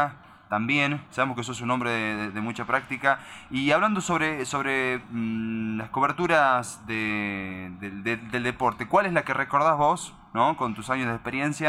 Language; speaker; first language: Spanish; native; Spanish